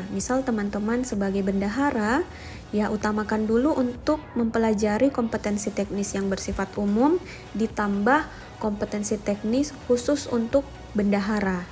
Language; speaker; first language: Indonesian; native; Indonesian